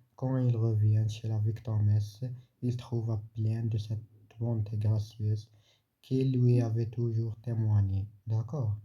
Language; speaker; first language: French; non-native, local second language; Arabic